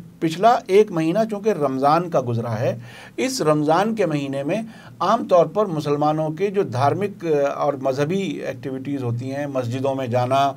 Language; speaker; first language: Urdu; native; Urdu